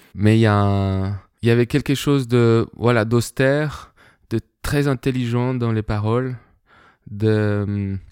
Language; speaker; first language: French; non-native, fluent; Spanish